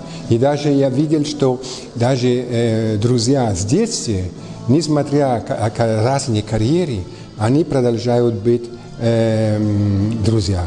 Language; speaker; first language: Russian; non-native, fluent; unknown